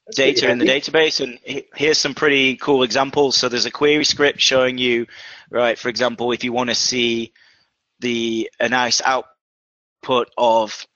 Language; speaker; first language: English; native; English